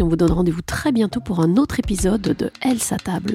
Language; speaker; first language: French; native; French